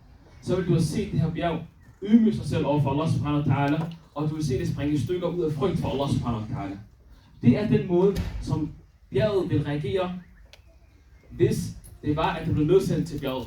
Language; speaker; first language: Danish; early bilingual, other home language; Somali